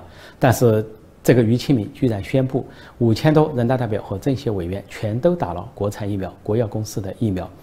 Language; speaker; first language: Chinese; native; Chinese